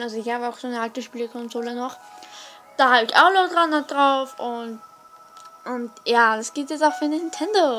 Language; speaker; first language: German; native; German